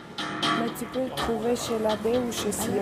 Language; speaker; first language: French; non-native, learner; Persian